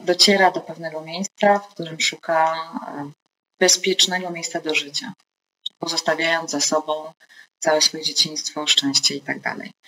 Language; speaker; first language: Polish; native; Polish